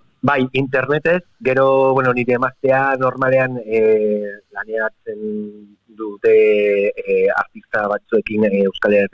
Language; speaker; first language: Basque; non-native, local second language; Spanish